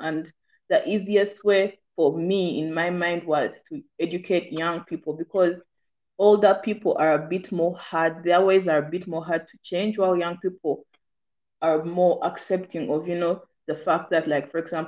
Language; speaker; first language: English; non-native, local second language; Ganda